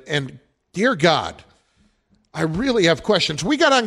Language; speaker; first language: English; native; English